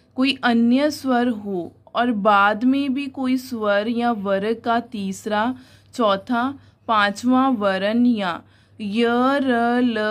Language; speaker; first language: Hindi; non-native, local second language; Punjabi